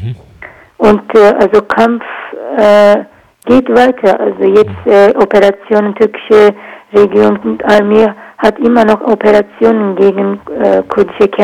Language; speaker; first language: German; non-native, learner; Kurdish